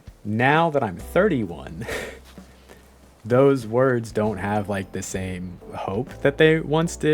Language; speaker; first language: English; native; English